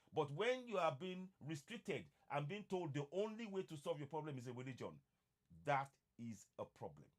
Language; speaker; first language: English; non-native, local second language; Yoruba